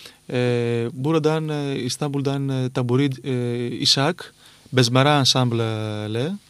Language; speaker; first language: Turkish; non-native, learner; Greek